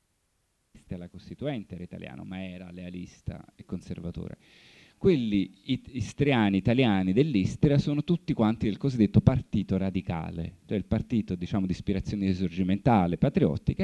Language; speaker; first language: Italian; native; Italian